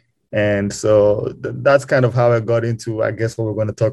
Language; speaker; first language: English; non-native, local second language; Kinyarwanda